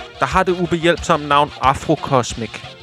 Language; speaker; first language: Danish; native; Danish